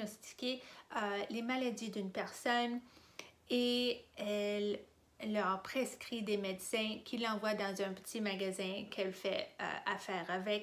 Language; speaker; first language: French; non-native, fluent; English